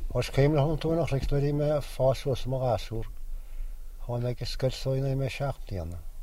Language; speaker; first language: Irish; native; Irish